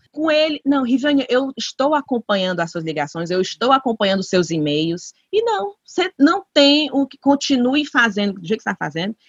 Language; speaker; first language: Portuguese; native; Portuguese